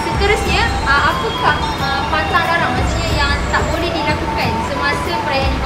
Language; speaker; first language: Malay; native; Malay